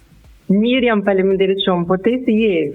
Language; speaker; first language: Albanian; non-native, learner; German